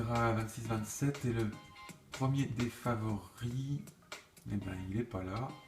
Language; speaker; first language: French; native; French